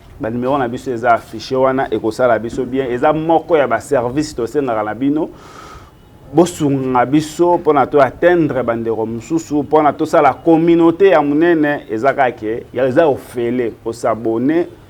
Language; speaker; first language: Lingala; native; Lingala